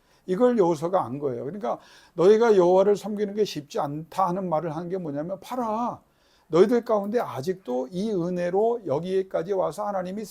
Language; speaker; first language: Korean; native; Korean